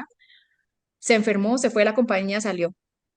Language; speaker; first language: Spanish; native; Spanish